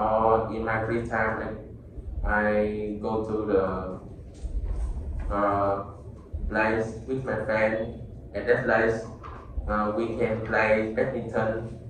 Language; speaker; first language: English; non-native, learner; Vietnamese